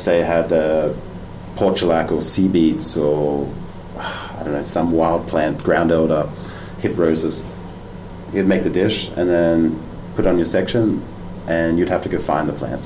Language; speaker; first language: English; native; English